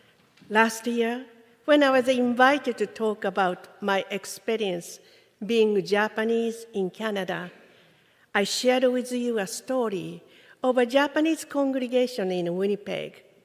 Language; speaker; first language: English; non-native, fluent; Japanese